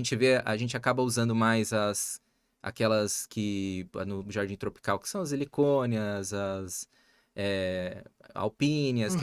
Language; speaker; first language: Portuguese; native; Portuguese